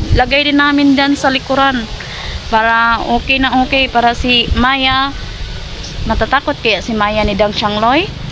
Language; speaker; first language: Filipino; non-native, local second language; Cebuano